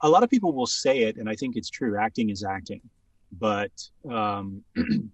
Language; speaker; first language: English; native; English